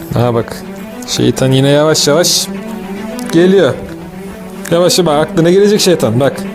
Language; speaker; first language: Turkish; native; Turkish